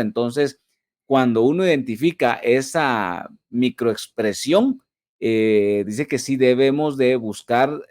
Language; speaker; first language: Spanish; native; Spanish